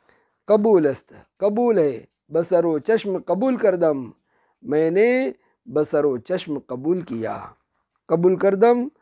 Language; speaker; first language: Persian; non-native, fluent; Urdu